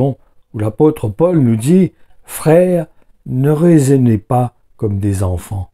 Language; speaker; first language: French; native; French